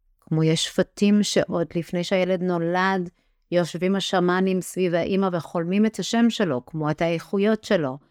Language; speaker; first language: Hebrew; early bilingual, other home language; English